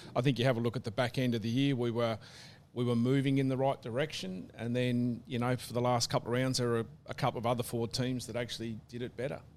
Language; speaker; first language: English; native; English